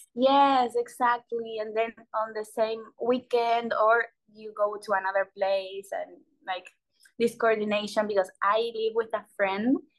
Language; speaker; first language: English; non-native, learner; Spanish